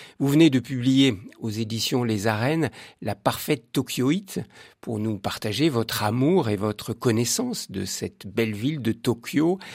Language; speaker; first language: French; native; French